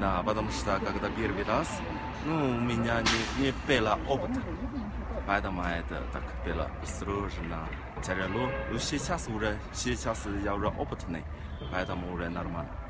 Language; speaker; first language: Russian; non-native, learner; Chinese